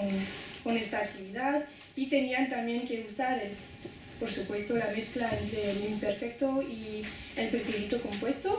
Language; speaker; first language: Spanish; non-native, fluent; French